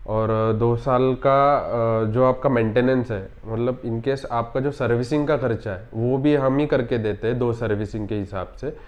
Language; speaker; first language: Hindi; non-native, local second language; Marathi